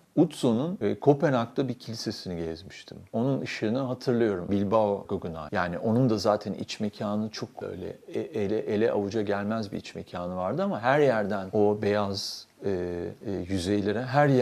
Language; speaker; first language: Turkish; native; Turkish